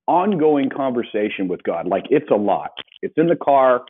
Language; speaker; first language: English; native; English